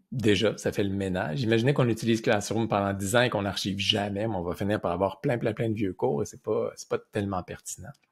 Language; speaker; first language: French; native; French